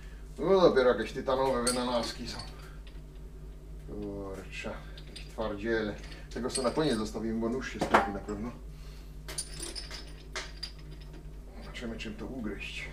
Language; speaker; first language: Polish; native; Polish